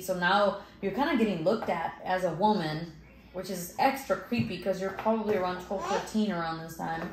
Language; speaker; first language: English; early bilingual, other home language; Spanish